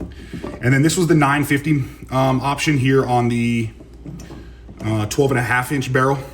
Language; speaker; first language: English; native; English